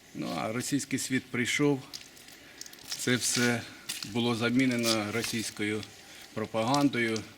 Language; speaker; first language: Ukrainian; native; Ukrainian